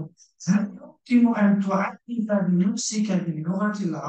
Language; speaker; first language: Arabic; non-native, learner; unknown